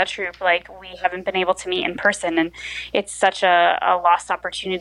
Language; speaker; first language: English; native; English